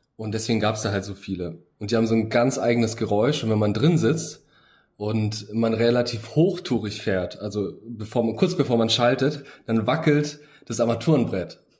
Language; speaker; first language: German; early bilingual, other home language; Bosnian